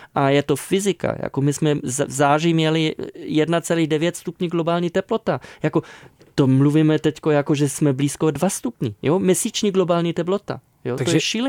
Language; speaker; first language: Czech; non-native, fluent; German